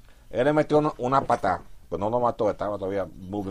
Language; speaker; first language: Spanish; early bilingual, heritage; Spanish